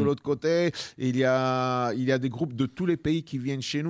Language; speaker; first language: French; non-native, fluent; Spanish